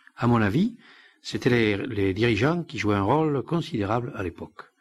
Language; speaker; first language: French; native; French